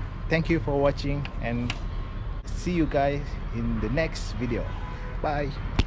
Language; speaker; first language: English; non-native, local second language; Malay